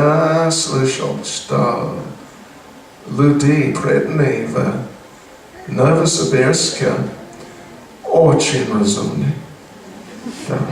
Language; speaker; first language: Russian; non-native, learner; English